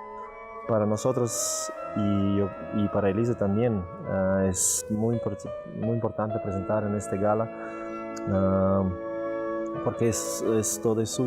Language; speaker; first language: Spanish; non-native, learner; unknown